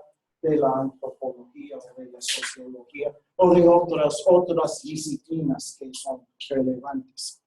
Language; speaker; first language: Spanish; non-native, fluent; English